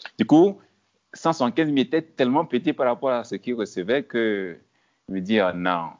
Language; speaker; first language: French; non-native, local second language; Ewe